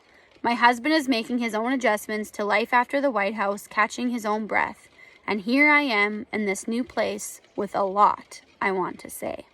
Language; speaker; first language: English; native; English